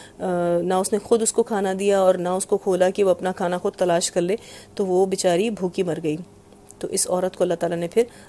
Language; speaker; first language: Urdu; native; Urdu